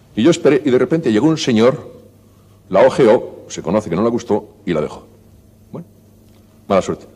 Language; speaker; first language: Spanish; native; Spanish